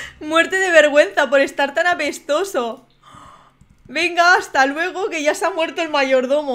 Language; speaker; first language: Spanish; native; Spanish